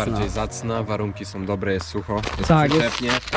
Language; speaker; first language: Polish; native; Polish